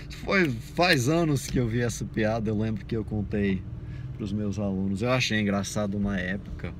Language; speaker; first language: Portuguese; non-native, fluent; English